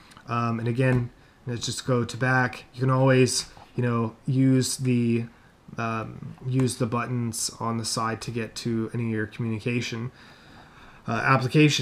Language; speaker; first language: English; native; English